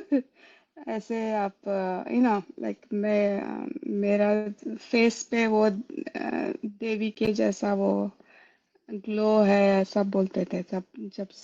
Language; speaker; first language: Hindi; non-native, local second language; Kannada